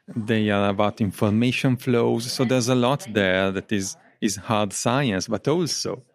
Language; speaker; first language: English; non-native, fluent; Italian